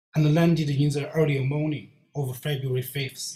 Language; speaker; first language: English; non-native, learner; Chinese